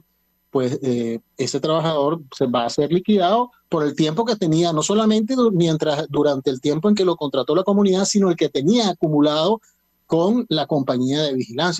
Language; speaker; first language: Spanish; native; Spanish